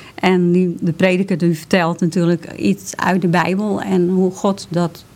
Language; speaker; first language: Dutch; native; Dutch